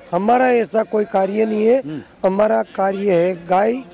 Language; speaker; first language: Hindi; non-native, local second language; Gujarati